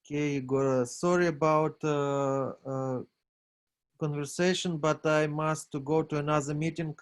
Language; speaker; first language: English; non-native, learner; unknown